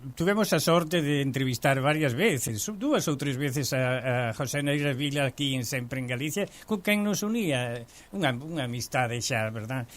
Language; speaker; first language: Galician; early bilingual, heritage; Galician